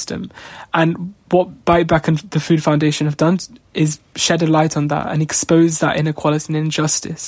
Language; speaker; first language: English; native; English